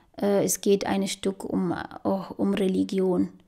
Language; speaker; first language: German; non-native, fluent; Fula